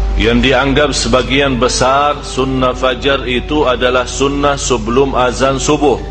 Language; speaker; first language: Malay; non-native, fluent; Arabic